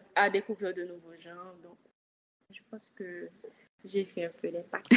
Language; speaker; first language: French; native; French